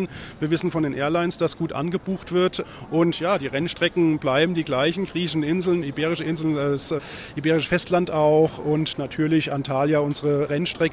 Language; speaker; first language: German; native; German